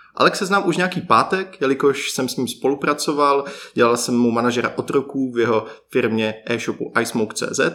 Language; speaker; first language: Czech; native; Czech